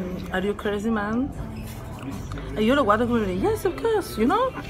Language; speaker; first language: English; non-native, learner; Italian